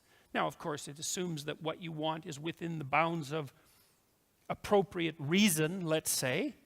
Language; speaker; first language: English; native; English